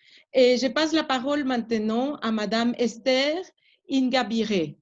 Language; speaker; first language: French; non-native, fluent; Spanish